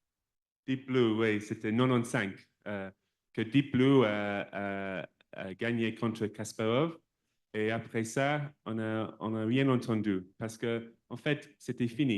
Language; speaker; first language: French; non-native, fluent; English